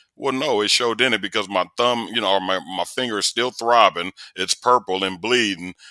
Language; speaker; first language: English; native; English